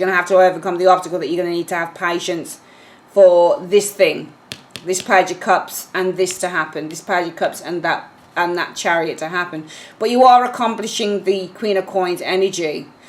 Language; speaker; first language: English; native; English